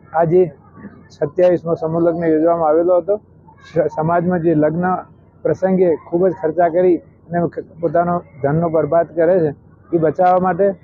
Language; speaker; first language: Gujarati; native; Gujarati